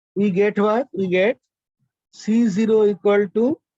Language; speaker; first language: English; non-native, local second language; Bangla